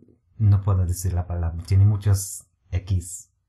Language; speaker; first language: Spanish; non-native, fluent; English